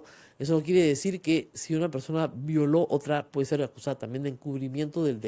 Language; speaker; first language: Spanish; native; Spanish